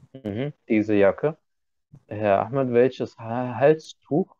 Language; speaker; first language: German; non-native, fluent; Arabic